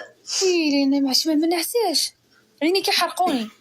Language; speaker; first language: Arabic; native; Arabic